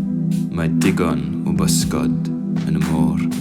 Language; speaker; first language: Welsh; non-native, learner; English